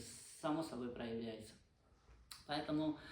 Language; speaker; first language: Russian; non-native, fluent; Armenian